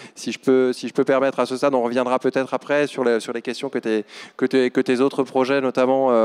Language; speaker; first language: French; native; French